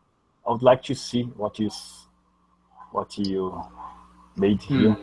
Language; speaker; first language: English; non-native, learner; Portuguese